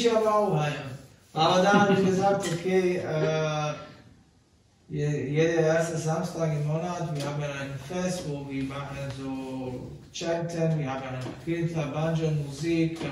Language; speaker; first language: German; non-native, learner; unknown